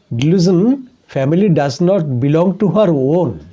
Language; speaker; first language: English; non-native, local second language; Bangla